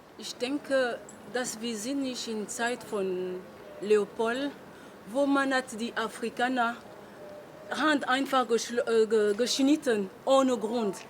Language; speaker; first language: German; non-native, learner; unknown